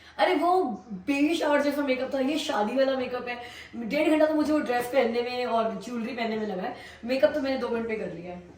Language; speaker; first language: Hindi; native; Hindi